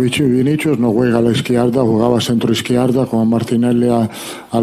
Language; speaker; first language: Spanish; non-native, fluent; Italian